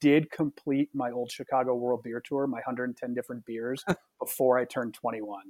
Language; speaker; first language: English; native; English